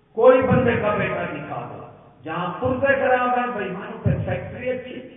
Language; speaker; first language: Urdu; non-native, local second language; Punjabi